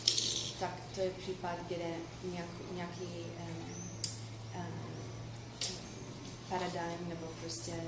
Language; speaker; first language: Czech; non-native, fluent; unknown